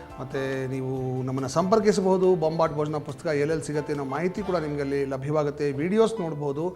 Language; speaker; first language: Kannada; native; Kannada